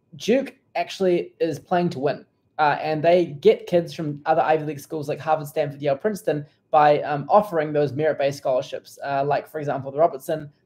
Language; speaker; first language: English; native; English